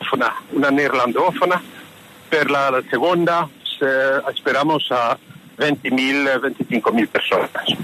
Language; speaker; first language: Spanish; non-native, fluent; French